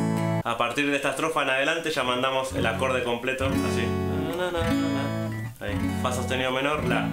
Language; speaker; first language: Spanish; native; Spanish